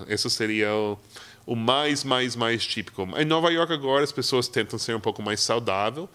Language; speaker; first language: Portuguese; non-native, fluent; English